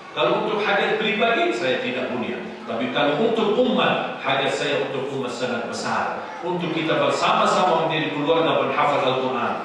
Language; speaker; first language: Indonesian; non-native, fluent; Arabic